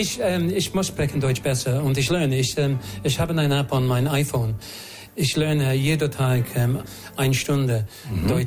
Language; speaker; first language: German; non-native, learner; English